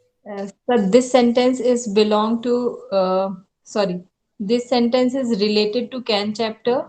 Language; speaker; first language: English; non-native, learner; Hindi